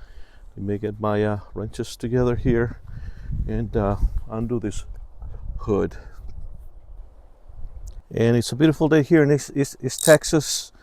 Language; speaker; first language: English; native; English